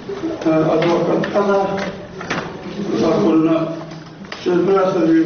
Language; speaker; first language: Russian; non-native, local second language; Tatar